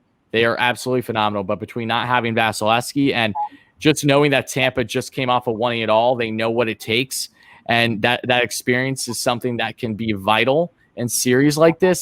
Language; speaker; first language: English; native; English